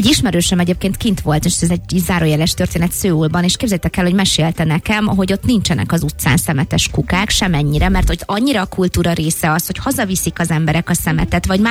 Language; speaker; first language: Hungarian; native; Hungarian